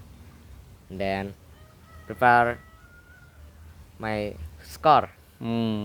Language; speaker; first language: English; non-native, learner; Indonesian